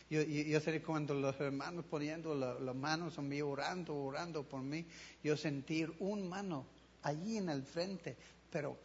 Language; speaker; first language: Spanish; non-native, learner; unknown